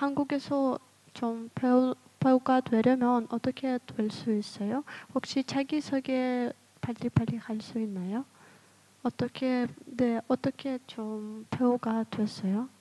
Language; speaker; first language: Korean; non-native, fluent; Russian